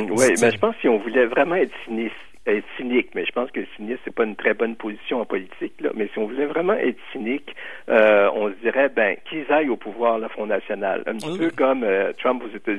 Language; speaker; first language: French; native; French